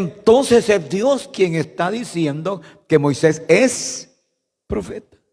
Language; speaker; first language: Spanish; native; Spanish